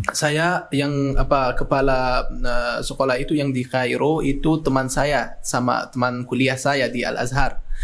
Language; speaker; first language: Indonesian; non-native, fluent; Arabic